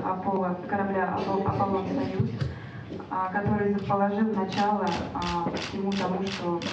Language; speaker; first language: Russian; native; Russian